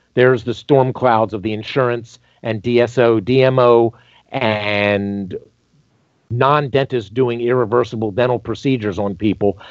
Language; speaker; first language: English; native; English